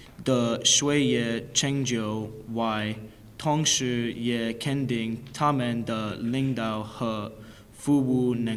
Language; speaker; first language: Chinese; non-native, learner; English